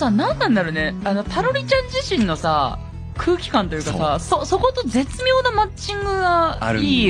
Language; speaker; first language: Japanese; native; Japanese